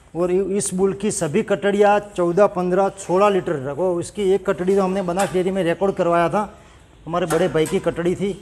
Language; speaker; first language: Hindi; non-native, local second language; Gujarati